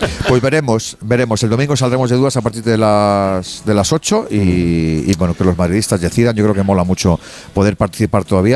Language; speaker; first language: Spanish; native; Spanish